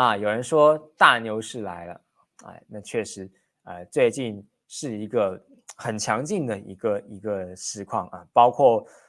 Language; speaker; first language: Chinese; native; Chinese